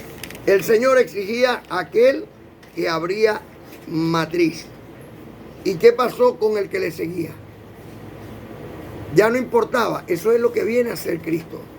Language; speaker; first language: Spanish; native; Spanish